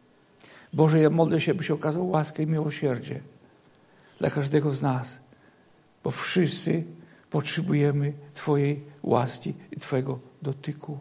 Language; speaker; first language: Polish; native; Polish